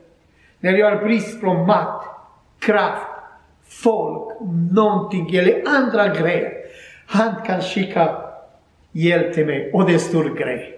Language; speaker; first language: Swedish; non-native, learner; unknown